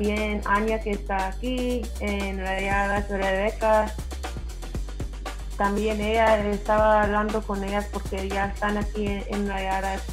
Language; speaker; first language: Spanish; early bilingual, heritage; English